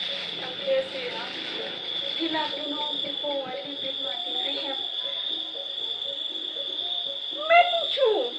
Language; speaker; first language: English; non-native, learner; Thai